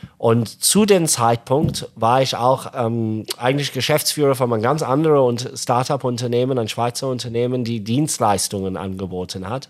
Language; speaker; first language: German; non-native, fluent; English